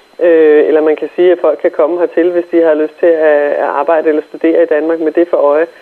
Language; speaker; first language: Danish; native; Danish